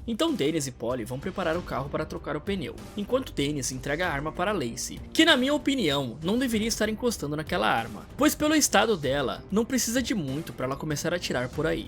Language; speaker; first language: Portuguese; native; Portuguese